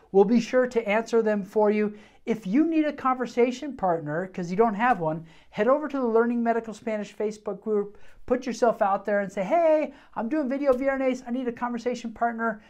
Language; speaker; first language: English; native; English